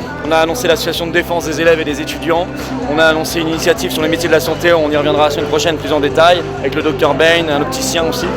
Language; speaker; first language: French; native; French